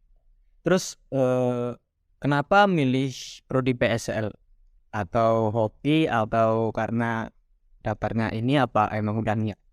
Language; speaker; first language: Indonesian; native; Indonesian